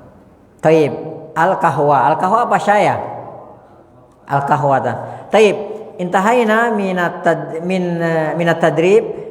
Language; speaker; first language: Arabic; non-native, fluent; Indonesian